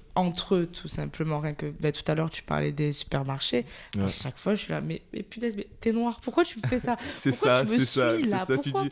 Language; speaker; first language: French; native; French